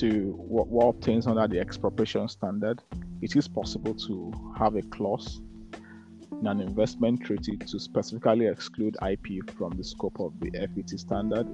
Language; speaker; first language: English; non-native, local second language; Yoruba